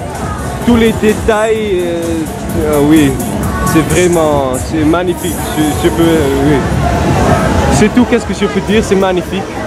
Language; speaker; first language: French; non-native, learner; Dutch